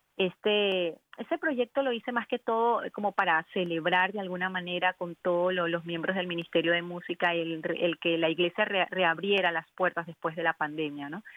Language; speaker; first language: Spanish; native; Spanish